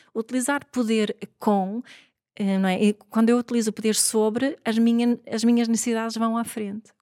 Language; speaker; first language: Portuguese; non-native, fluent; Swedish